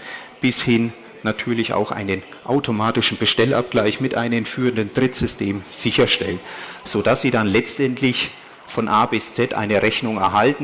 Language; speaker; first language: German; native; German